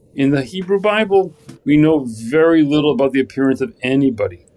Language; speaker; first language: English; native; English